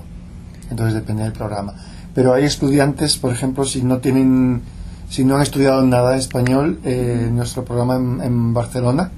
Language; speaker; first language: Spanish; non-native, local second language; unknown